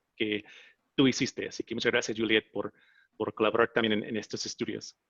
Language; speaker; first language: Spanish; non-native, fluent; English